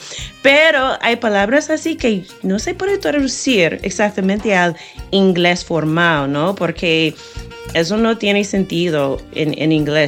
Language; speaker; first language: Spanish; non-native, fluent; English